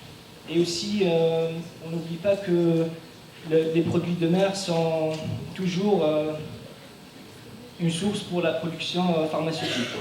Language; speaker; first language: French; non-native, fluent; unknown